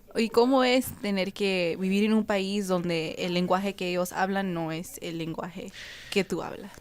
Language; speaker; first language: Spanish; early bilingual, heritage; Spanish